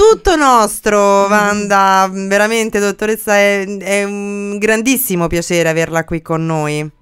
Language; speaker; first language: Italian; native; Italian